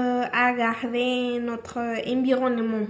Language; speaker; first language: French; non-native, learner; Spanish